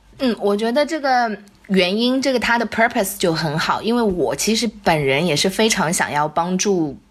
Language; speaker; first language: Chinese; native; Chinese